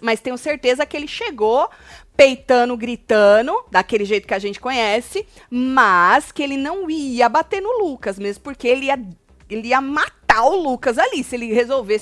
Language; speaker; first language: Portuguese; native; Portuguese